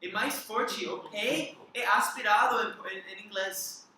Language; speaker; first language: Portuguese; non-native, learner; English